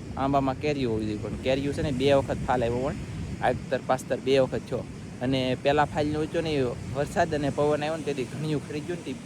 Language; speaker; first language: Gujarati; native; Gujarati